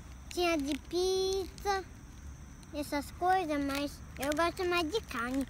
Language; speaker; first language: Portuguese; early bilingual, heritage; Portuguese